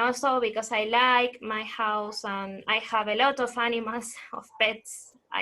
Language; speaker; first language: English; non-native, fluent; Spanish